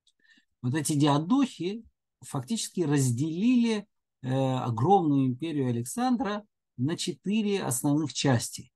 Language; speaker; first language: Russian; native; Russian